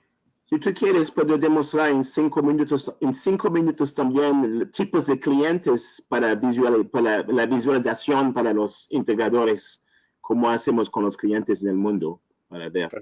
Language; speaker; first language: Spanish; non-native, learner; French